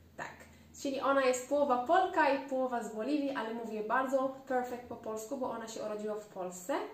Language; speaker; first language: Polish; non-native, learner; Arabic